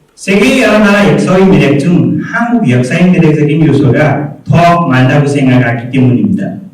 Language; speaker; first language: Korean; non-native, fluent; Nepali